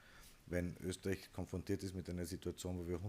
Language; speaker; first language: German; native; German